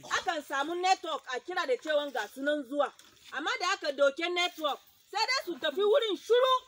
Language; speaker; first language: Hausa; non-native, local second language; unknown